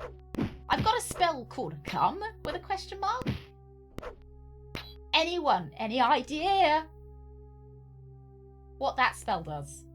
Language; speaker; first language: English; native; English